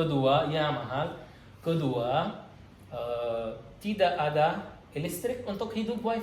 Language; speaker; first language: Indonesian; non-native, learner; Arabic